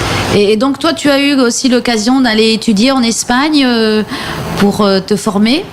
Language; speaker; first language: French; native; French